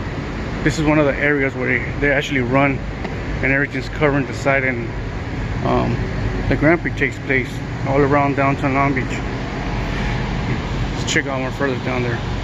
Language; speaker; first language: English; native; English